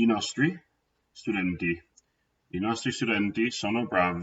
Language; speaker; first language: Italian; non-native, fluent; English